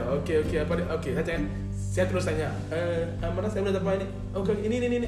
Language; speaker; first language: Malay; non-native, learner; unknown